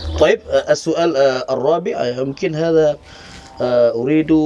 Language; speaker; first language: Arabic; non-native, learner; Indonesian